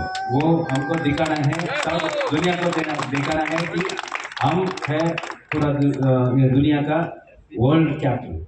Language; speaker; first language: Hindi; non-native, local second language; Telugu